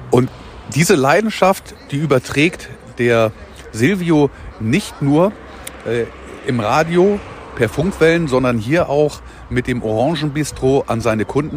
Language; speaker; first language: German; native; German